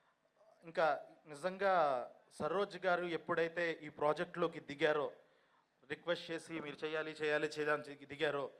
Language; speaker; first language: Telugu; native; Telugu